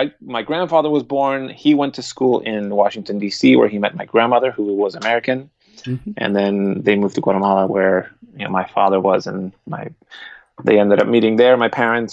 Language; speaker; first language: English; non-native, fluent; Spanish